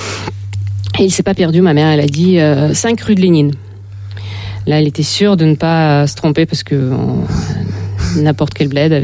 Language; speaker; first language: French; non-native, fluent; Russian